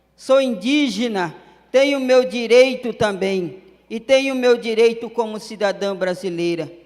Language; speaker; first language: Portuguese; non-native, local second language; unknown